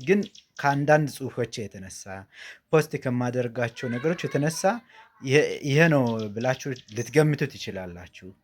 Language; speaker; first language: Amharic; non-native, local second language; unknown